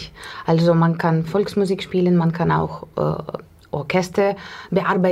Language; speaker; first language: German; non-native, learner; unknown